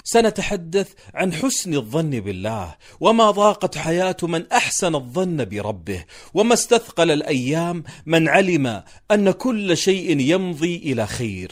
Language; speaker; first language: Arabic; native; Arabic